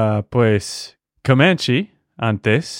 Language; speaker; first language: Spanish; non-native, fluent; English